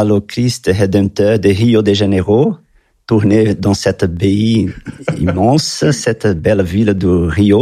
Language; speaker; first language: French; non-native, fluent; Portuguese